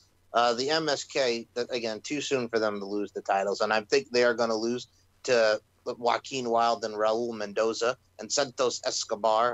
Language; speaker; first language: English; native; English